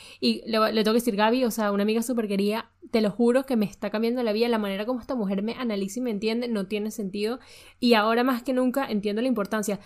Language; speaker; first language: Spanish; native; Spanish